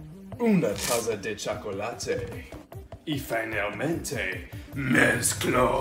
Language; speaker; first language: Spanish; non-native, learner; English